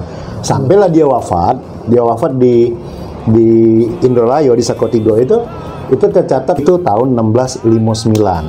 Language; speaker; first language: Indonesian; native; Indonesian